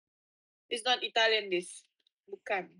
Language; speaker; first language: English; non-native, fluent; Indonesian